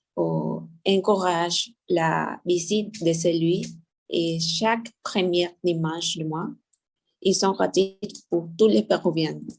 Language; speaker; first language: French; non-native, learner; Spanish